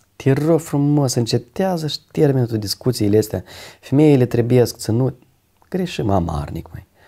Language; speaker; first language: Romanian; native; Romanian